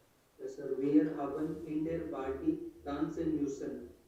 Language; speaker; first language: German; non-native, learner; Hindi